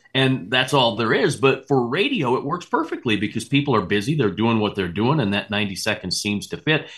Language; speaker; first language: English; native; English